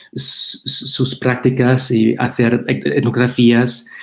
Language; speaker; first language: Spanish; non-native, fluent; German